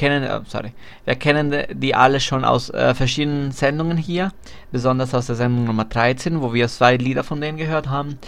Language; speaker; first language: German; non-native, fluent; Spanish